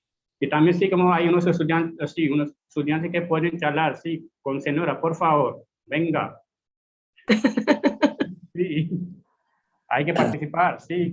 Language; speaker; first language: Spanish; non-native, fluent; Hindi